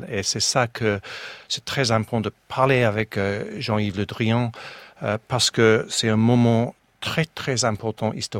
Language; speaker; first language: French; non-native, fluent; English